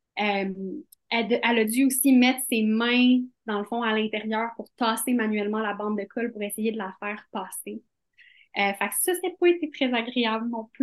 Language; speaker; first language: French; native; French